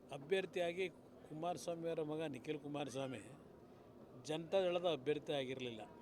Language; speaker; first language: Kannada; native; Kannada